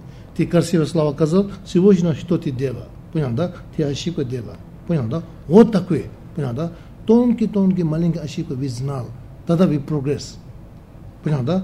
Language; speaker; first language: Russian; non-native, learner; Tibetan